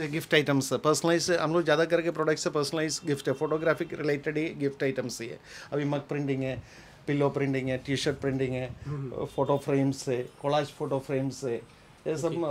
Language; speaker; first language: Hindi; non-native, local second language; Malayalam